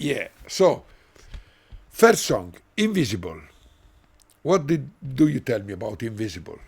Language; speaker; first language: English; non-native, learner; Italian